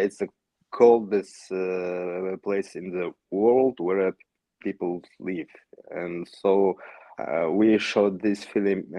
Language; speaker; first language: English; non-native, learner; Yakut